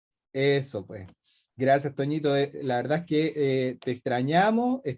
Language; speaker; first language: Spanish; native; Spanish